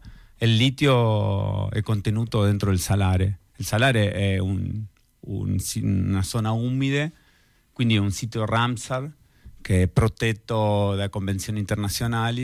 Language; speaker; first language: Italian; non-native, fluent; Spanish